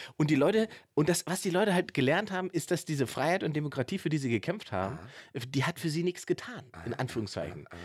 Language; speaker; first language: German; native; German